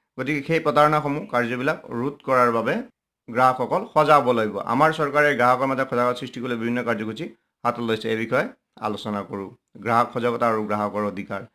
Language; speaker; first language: Assamese; non-native, local second language; Nepali